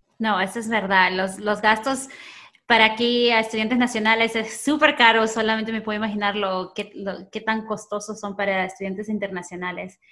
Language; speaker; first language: Spanish; early bilingual, other home language; English